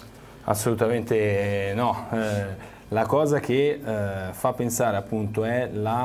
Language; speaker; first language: Italian; native; Italian